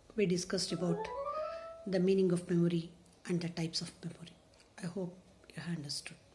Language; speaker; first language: English; non-native, local second language; Kannada